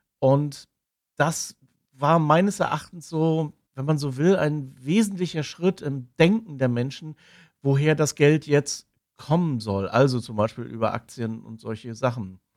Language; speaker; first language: German; native; German